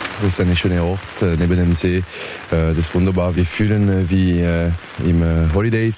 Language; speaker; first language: German; non-native, learner; French